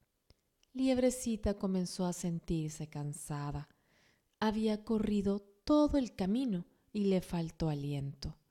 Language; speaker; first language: Spanish; native; Spanish